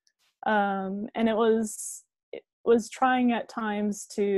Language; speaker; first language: English; native; English